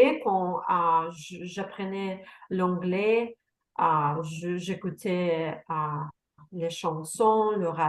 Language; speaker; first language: French; non-native, learner; Russian